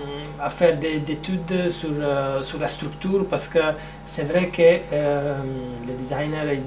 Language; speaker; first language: French; non-native, fluent; Italian